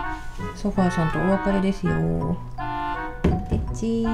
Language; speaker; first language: Japanese; native; Japanese